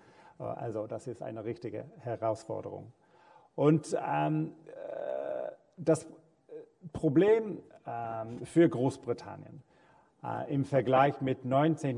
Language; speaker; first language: German; non-native, fluent; English